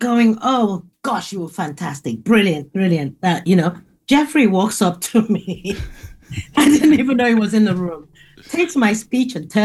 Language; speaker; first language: English; non-native, local second language; Igbo